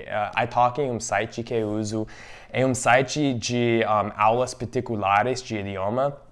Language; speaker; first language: Portuguese; non-native, fluent; English